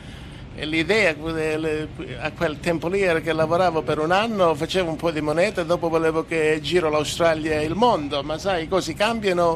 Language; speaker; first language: Italian; native; Italian